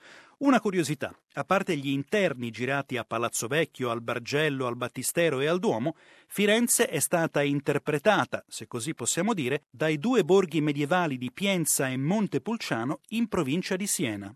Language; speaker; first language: Italian; native; Italian